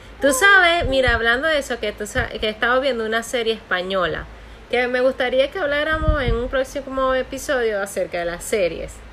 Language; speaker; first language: Spanish; native; Spanish